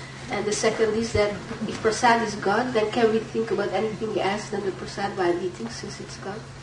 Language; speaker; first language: English; non-native, fluent; Hungarian